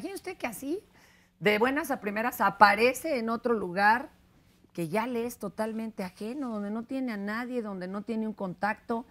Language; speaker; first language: Spanish; native; Spanish